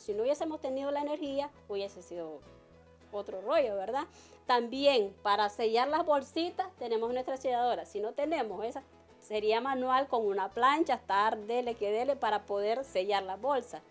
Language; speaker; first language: Spanish; native; Spanish